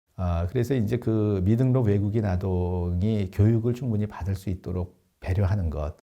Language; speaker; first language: Korean; native; Korean